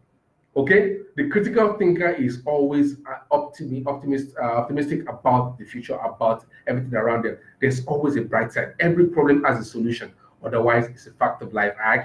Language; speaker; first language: English; non-native, local second language; Yoruba